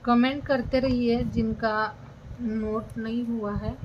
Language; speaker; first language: Hindi; non-native, local second language; Marathi